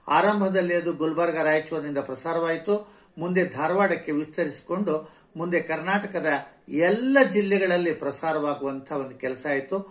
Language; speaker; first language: Kannada; native; Kannada